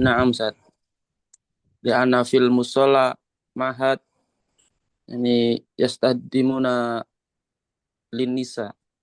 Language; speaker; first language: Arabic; non-native, learner; Indonesian